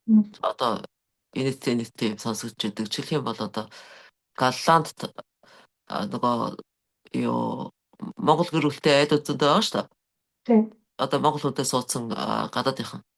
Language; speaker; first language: Mongolian; native; Mongolian